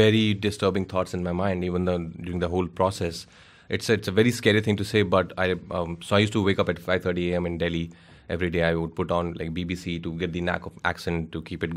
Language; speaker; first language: English; non-native, local second language; Hindi